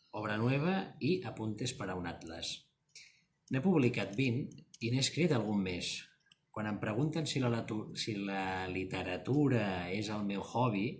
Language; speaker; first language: Catalan; non-native, local second language; Spanish